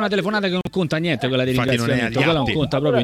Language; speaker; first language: Italian; native; Italian